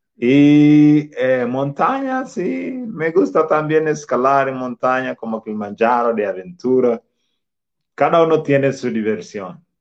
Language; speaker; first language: Spanish; non-native, fluent; Swahili